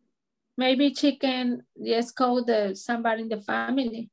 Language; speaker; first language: English; non-native, learner; Spanish